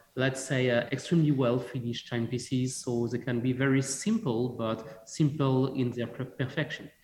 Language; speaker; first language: English; non-native, fluent; French